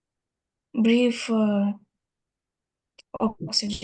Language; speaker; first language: English; non-native, learner; Russian